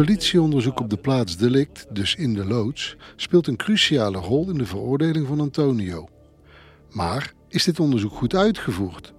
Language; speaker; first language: Dutch; native; Dutch